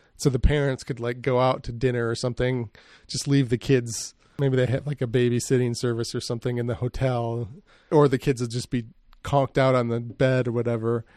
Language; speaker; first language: English; native; English